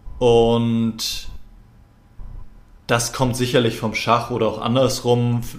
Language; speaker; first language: German; native; German